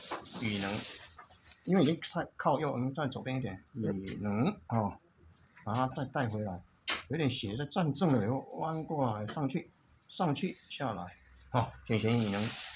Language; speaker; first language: Chinese; native; Chinese